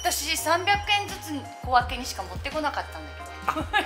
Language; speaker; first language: Japanese; native; Japanese